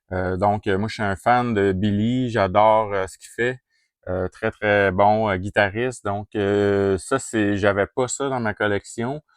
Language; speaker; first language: French; native; French